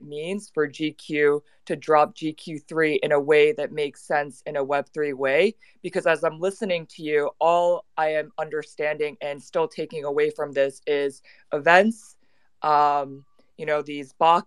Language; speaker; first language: English; native; English